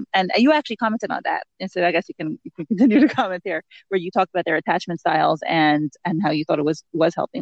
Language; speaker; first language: English; native; English